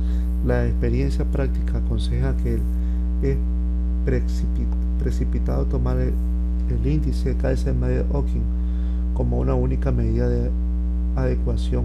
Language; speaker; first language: Spanish; native; Spanish